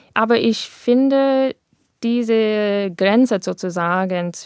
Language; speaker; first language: German; non-native, fluent; English